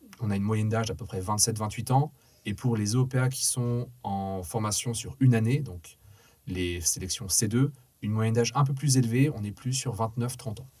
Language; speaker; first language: French; native; French